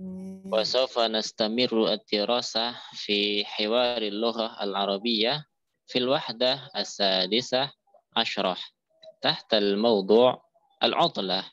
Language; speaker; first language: Arabic; non-native, fluent; Indonesian